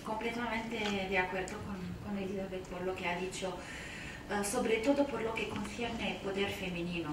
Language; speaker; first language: Spanish; non-native, fluent; Arabic